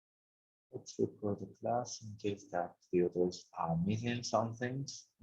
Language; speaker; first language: English; non-native, fluent; Spanish